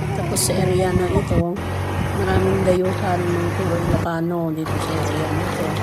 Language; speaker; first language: Filipino; non-native, local second language; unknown